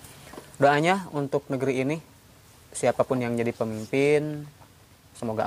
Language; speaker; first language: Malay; non-native, local second language; Sundanese